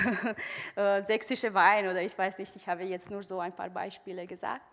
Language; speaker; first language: German; non-native, fluent; Romanian